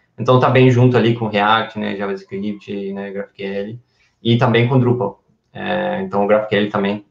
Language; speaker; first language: Portuguese; non-native, fluent; Spanish